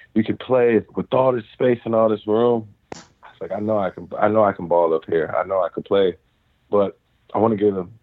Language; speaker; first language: English; native; English